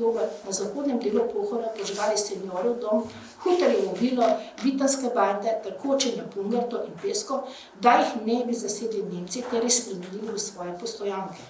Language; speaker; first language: Slovenian; native; Slovenian